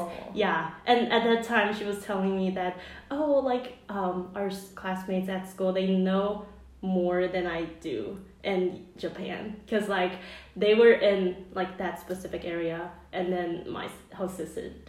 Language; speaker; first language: English; non-native, fluent; Chinese